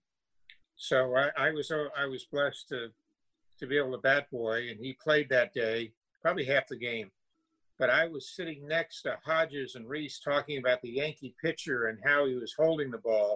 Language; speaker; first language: English; native; English